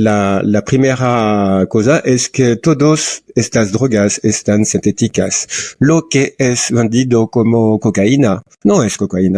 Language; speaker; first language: Spanish; non-native, learner; French